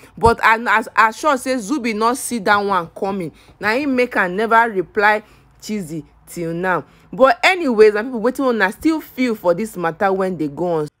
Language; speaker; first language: Nigerian Pidgin; native; Nigerian Pidgin